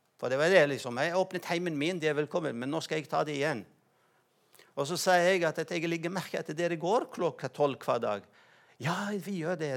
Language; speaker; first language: Norwegian; non-native, fluent; Arabic